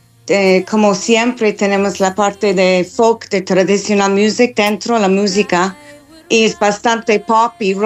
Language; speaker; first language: Spanish; non-native, fluent; English